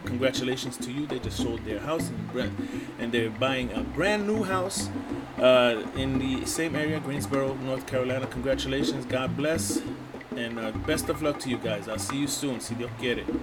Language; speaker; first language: English; early bilingual, other home language; Spanish